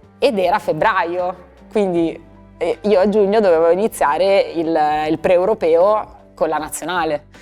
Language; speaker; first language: Italian; native; Italian